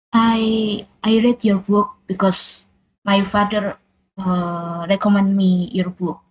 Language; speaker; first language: English; non-native, learner; Indonesian